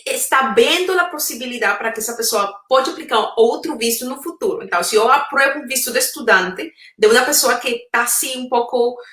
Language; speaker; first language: Portuguese; non-native, fluent; Spanish